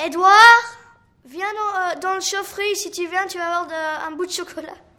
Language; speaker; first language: French; early bilingual, other home language; Spanish